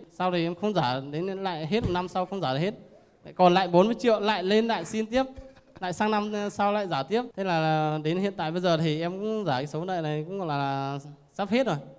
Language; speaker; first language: Vietnamese; non-native, local second language; Iu Mien